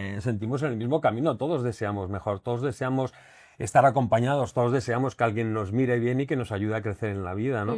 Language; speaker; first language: Spanish; native; Spanish